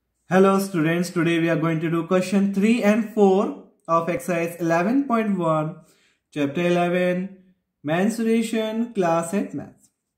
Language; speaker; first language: English; non-native, local second language; Hindi